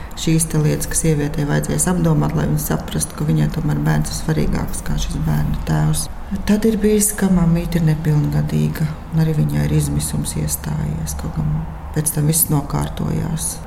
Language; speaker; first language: Latvian; native; Latvian